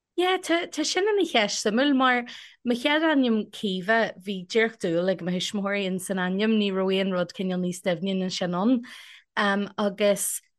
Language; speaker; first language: Irish; non-native, local second language; English